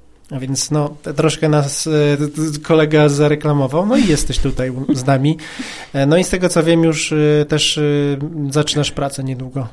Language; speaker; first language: Polish; native; Polish